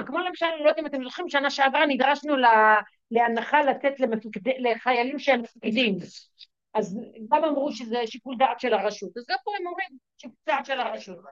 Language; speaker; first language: Hebrew; native; Hebrew